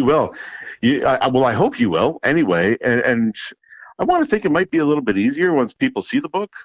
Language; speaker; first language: English; native; English